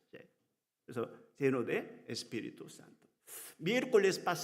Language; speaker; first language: Spanish; non-native, learner; Korean